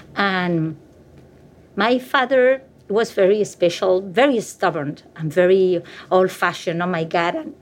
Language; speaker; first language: English; non-native, fluent; Spanish